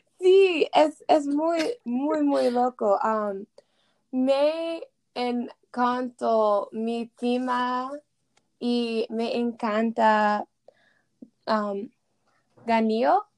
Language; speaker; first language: Spanish; non-native, learner; English